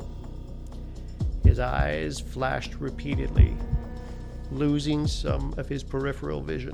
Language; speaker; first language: English; native; English